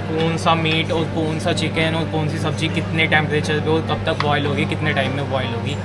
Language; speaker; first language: Hindi; native; Hindi